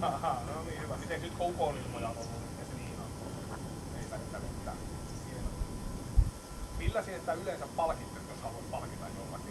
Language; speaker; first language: Finnish; native; Finnish